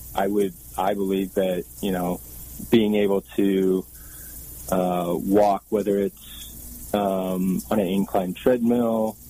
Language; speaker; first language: English; native; English